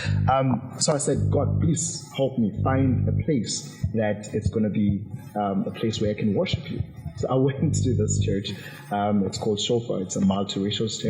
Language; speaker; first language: English; non-native, local second language; Zulu